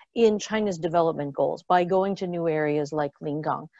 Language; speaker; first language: English; native; English